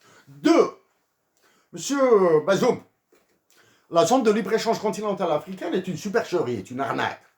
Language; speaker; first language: French; native; French